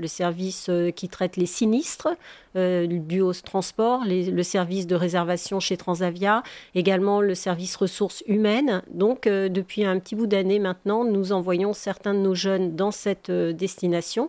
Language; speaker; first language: French; native; French